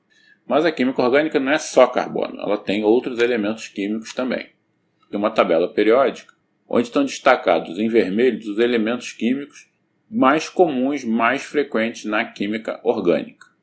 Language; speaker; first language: Portuguese; native; Portuguese